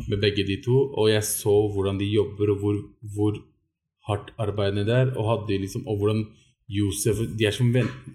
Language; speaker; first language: Norwegian; early bilingual, other home language; Urdu